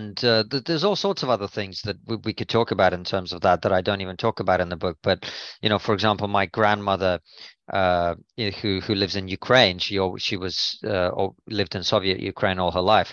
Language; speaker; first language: English; non-native, fluent; Russian